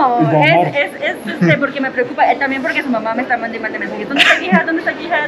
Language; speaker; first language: Spanish; native; Spanish